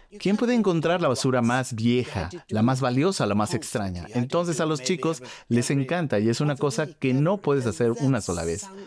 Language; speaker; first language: Spanish; non-native, fluent; Swedish